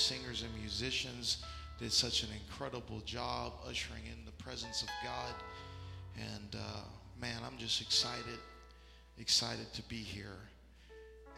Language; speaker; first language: English; native; English